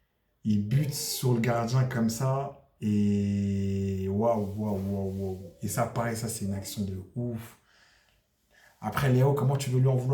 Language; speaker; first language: French; native; French